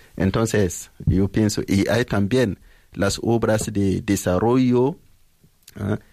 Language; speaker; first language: Spanish; non-native, fluent; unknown